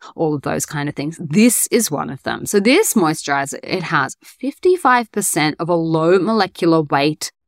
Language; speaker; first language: English; native; English